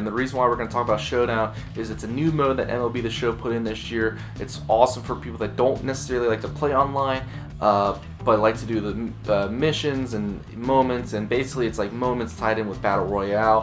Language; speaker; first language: English; native; English